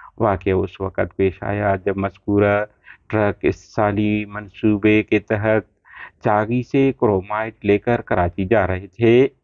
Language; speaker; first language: Urdu; non-native, local second language; Baluchi